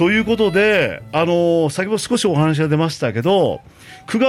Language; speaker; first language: Japanese; native; Japanese